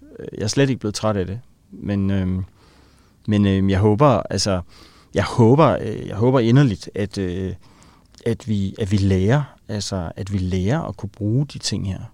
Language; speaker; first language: Danish; native; Danish